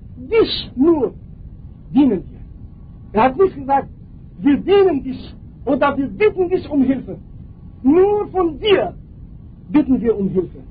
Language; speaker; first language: German; non-native, fluent; Arabic